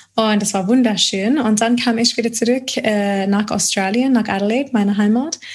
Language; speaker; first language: German; non-native, fluent; English